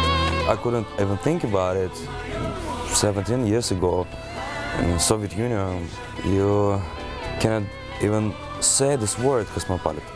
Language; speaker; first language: English; non-native, learner; Russian